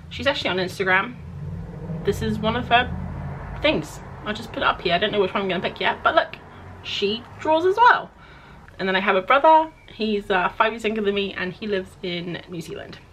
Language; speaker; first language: English; native; English